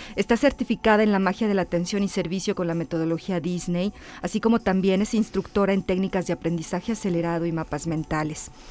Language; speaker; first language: Spanish; native; Spanish